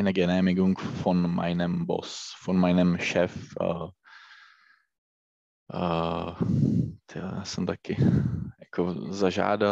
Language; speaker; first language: German; non-native, learner; Czech